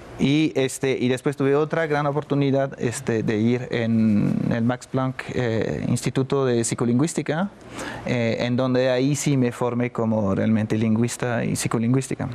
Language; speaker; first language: Spanish; non-native, fluent; French